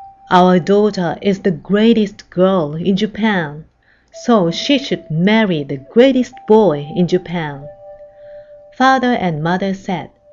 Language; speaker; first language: English; non-native, fluent; Japanese